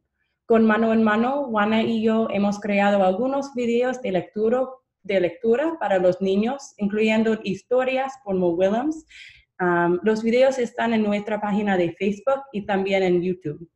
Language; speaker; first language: Spanish; non-native, fluent; English